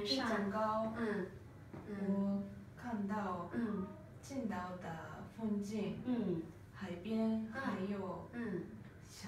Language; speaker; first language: Chinese; non-native, learner; Japanese